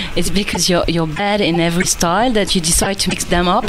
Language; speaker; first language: English; non-native, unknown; French